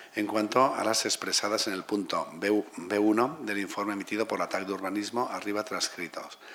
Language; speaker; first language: Spanish; non-native, local second language; Catalan